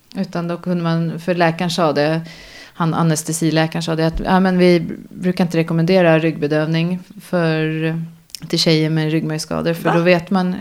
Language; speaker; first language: Swedish; native; Swedish